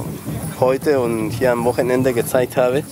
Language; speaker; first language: German; non-native, fluent; Spanish